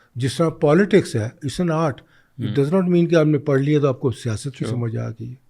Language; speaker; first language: Urdu; non-native, local second language; Punjabi